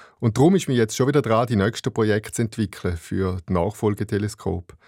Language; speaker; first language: German; native; German